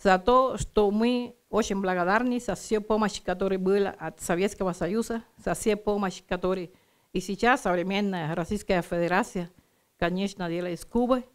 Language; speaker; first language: Russian; non-native, learner; Spanish